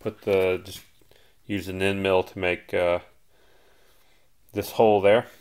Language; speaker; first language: English; native; English